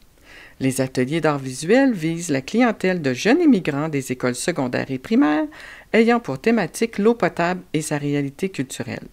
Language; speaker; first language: French; native; French